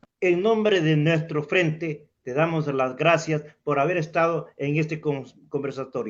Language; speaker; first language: Spanish; native; Spanish